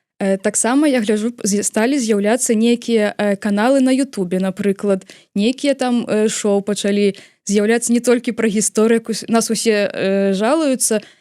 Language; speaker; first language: Belarusian; native; Belarusian